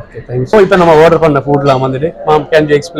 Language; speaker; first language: Tamil; native; Tamil